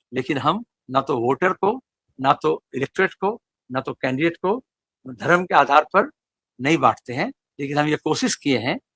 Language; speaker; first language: Hindi; non-native, local second language; Bangla